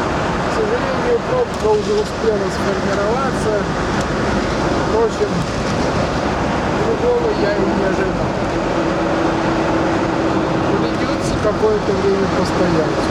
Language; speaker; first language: Russian; native; Russian